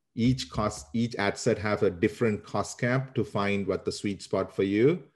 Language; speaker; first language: English; non-native, local second language; Sinhala